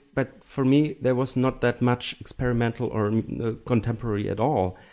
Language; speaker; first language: English; non-native, fluent; German